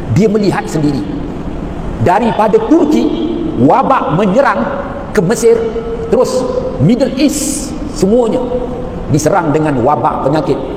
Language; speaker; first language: Malay; native; Malay